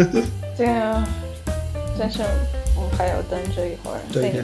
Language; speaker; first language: Chinese; non-native, fluent; Ukrainian